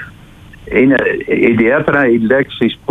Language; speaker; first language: Greek; non-native, fluent; Dutch